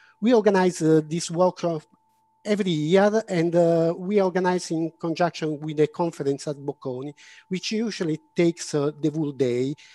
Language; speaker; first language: English; non-native, fluent; Italian